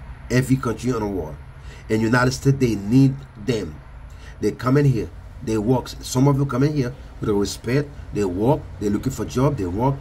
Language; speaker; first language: English; non-native, fluent; Haitian Creole